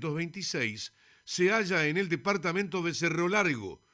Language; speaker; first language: Spanish; native; Spanish